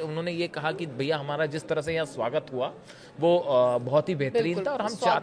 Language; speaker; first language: Hindi; native; Hindi